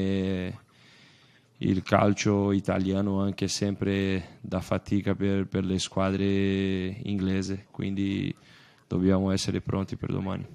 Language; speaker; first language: Italian; non-native, fluent; Portuguese